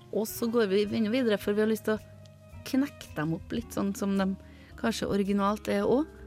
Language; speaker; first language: Norwegian; native; Norwegian